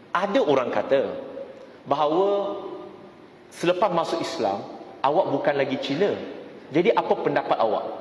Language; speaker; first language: Malay; non-native, local second language; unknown